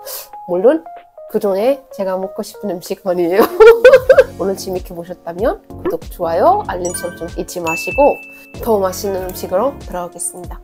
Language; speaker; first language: Korean; non-native, fluent; Arabic